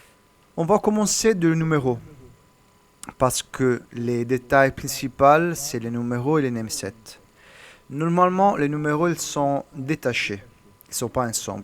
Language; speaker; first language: French; non-native, learner; Italian